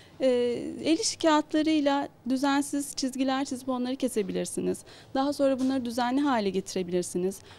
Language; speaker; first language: Turkish; native; Turkish